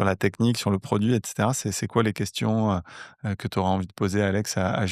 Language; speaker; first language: French; native; French